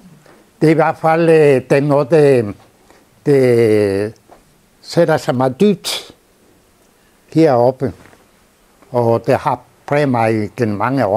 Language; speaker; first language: Danish; non-native, fluent; Spanish